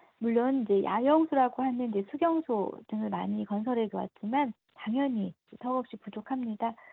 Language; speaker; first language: Korean; native; Korean